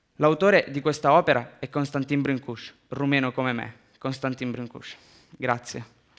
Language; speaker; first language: Italian; early bilingual, other home language; Romanian